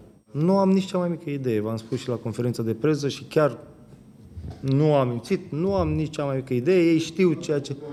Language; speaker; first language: Romanian; native; Romanian